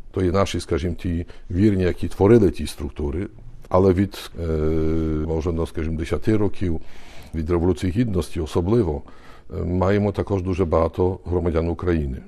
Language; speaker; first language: Ukrainian; early bilingual, heritage; Ukrainian